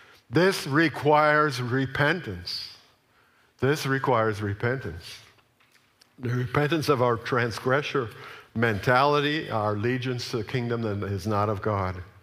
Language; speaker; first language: English; native; English